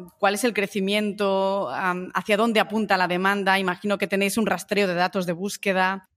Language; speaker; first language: Spanish; native; Spanish